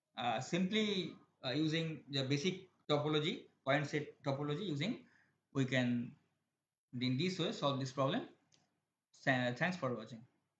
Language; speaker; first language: English; non-native, local second language; Bangla